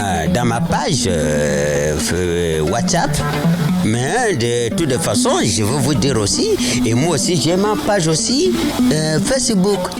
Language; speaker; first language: French; non-native, local second language; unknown